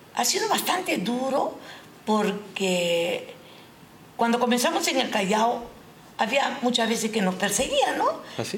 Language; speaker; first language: Spanish; non-native, local second language; Japanese